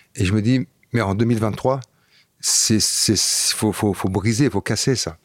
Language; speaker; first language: French; non-native, fluent; Dutch